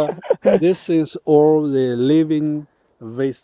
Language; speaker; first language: English; non-native, learner; Chinese